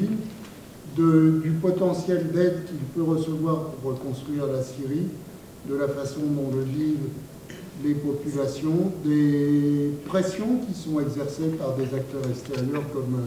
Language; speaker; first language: French; native; French